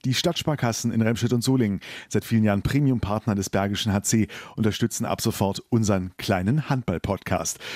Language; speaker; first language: German; native; German